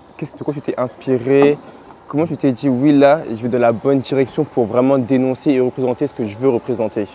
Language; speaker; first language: French; native; French